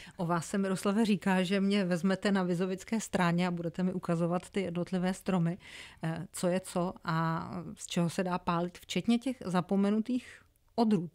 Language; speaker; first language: Czech; native; Czech